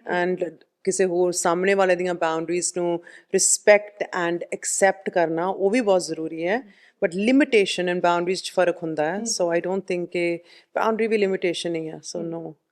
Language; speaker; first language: Punjabi; early bilingual, heritage; Punjabi